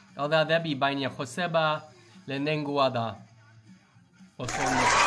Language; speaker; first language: Basque; non-native, learner; English